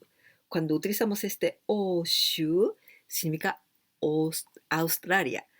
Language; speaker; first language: Spanish; non-native, fluent; Japanese